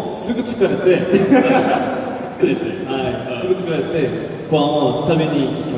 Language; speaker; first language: Japanese; non-native, learner; Korean